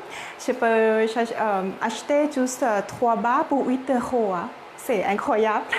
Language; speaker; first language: French; non-native, learner; Thai